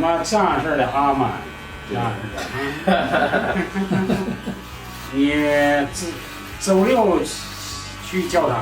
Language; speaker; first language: Chinese; native; Chinese